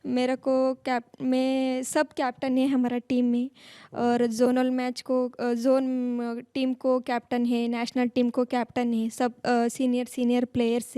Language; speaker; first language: Hindi; non-native, local second language; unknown